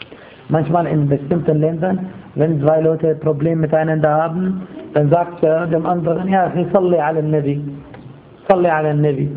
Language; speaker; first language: German; non-native, fluent; Arabic